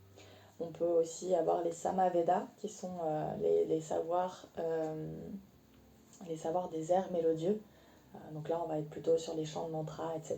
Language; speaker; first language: French; native; French